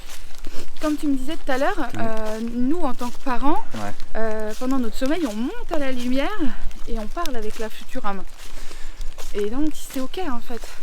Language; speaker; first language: French; native; French